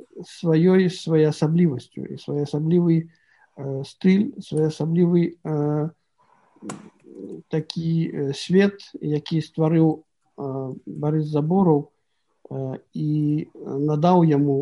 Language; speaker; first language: Belarusian; native; Belarusian